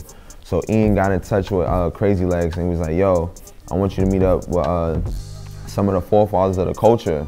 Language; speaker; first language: English; native; English